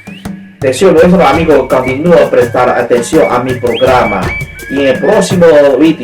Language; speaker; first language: Spanish; non-native, learner; Chinese